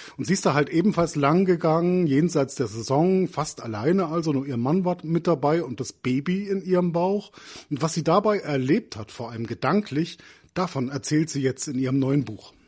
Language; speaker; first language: German; native; German